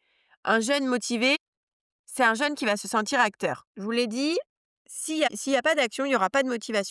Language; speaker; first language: French; native; French